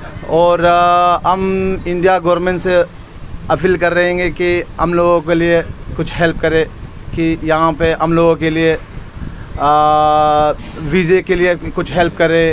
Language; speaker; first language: Hindi; non-native, fluent; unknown